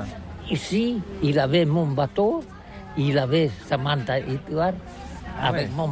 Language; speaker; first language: French; non-native, learner; Catalan